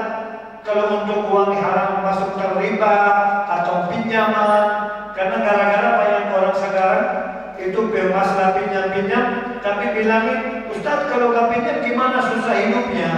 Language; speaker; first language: Indonesian; non-native, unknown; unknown